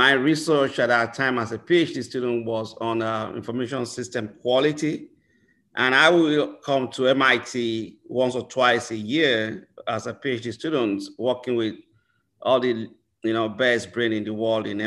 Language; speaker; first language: English; non-native, local second language; Yoruba